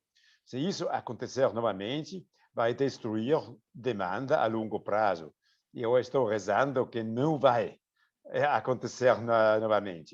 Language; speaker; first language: Portuguese; non-native, fluent; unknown